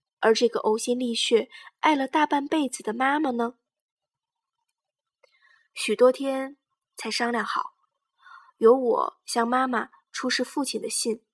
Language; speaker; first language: Chinese; native; Chinese